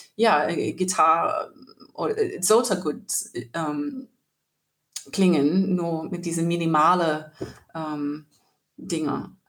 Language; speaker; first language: German; non-native, learner; English